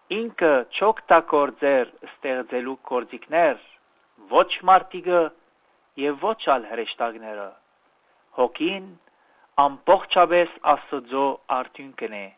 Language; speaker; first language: Armenian; early bilingual, heritage; Armenian